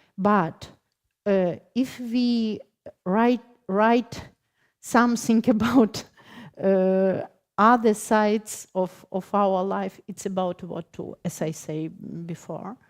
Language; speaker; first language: English; non-native, fluent; Ukrainian